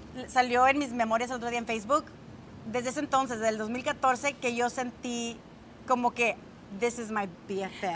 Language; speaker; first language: Spanish; early bilingual, other home language; English